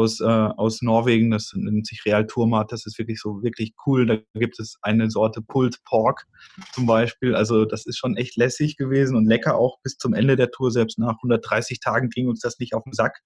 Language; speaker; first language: German; native; German